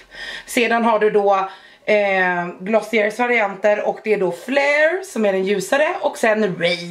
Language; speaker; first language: Swedish; native; Swedish